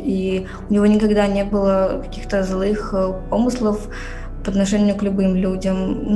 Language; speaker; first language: Russian; native; Russian